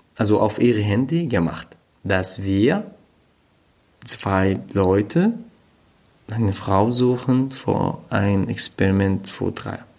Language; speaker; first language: German; non-native, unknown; Arabic